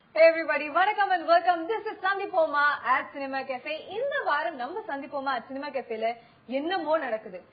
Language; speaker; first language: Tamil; native; Tamil